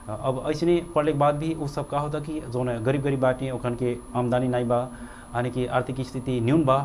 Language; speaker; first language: Bhojpuri; non-native, local second language; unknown